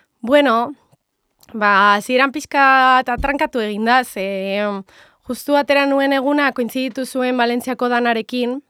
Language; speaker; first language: Basque; non-native, local second language; Spanish